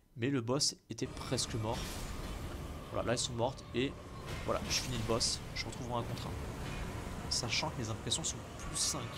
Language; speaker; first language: French; native; French